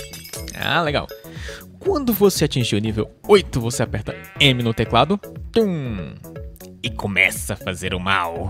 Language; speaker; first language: Portuguese; native; Portuguese